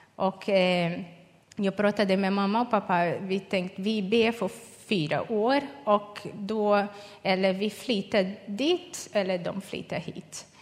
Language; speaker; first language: Swedish; non-native, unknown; Portuguese